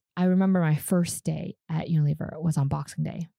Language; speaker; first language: English; non-native, fluent; Vietnamese